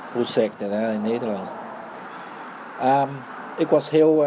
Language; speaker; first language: Dutch; early bilingual, other home language; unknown